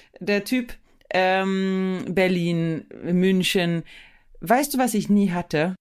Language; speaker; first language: German; non-native, fluent; Swedish